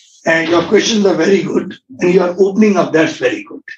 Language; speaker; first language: English; non-native, local second language; Hindi